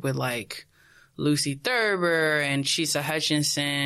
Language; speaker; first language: English; native; English